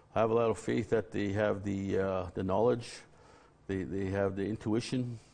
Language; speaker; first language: English; native; English